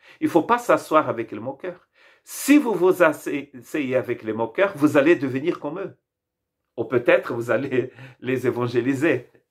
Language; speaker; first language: French; non-native, fluent; Portuguese